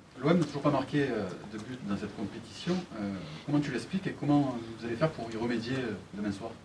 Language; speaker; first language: French; native; French